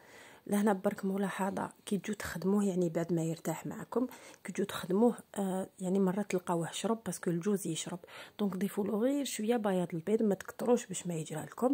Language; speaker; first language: Arabic; native; Arabic